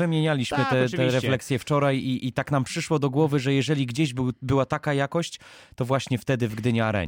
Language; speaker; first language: Polish; native; Polish